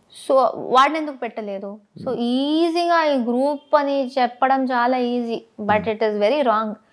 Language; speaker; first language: Telugu; non-native, local second language; Tamil